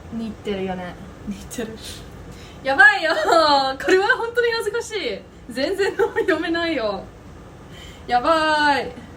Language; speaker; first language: Japanese; non-native, learner; English